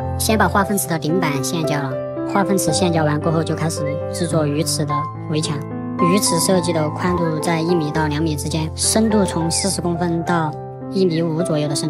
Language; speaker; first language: Chinese; native; Chinese